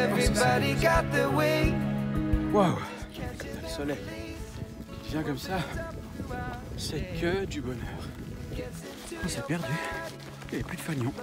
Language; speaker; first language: French; native; French